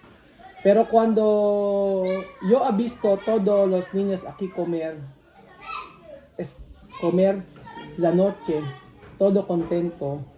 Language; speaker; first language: Spanish; non-native, learner; Filipino